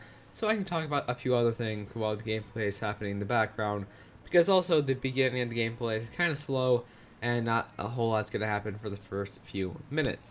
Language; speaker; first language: English; native; English